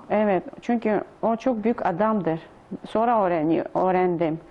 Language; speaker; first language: Turkish; non-native, learner; Russian